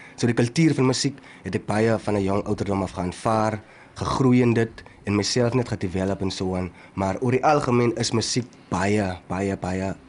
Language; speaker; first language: Afrikaans; native; Afrikaans